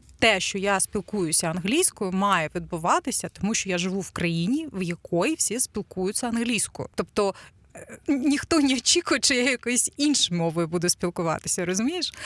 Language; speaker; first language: Ukrainian; non-native, local second language; Russian